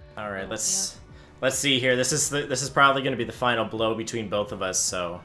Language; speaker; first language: English; native; English